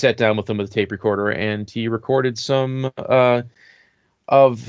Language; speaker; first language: English; native; English